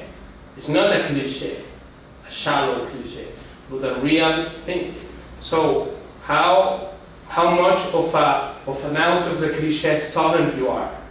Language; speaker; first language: English; non-native, fluent; Spanish